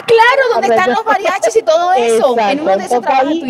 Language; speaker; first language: Spanish; native; Spanish